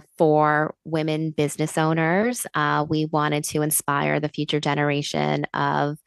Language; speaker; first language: English; native; English